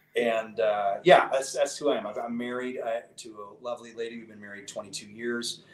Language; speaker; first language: English; native; English